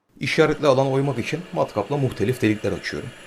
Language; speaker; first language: Turkish; native; Turkish